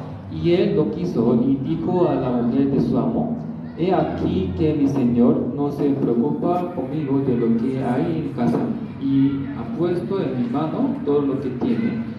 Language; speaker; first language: Spanish; non-native, learner; Korean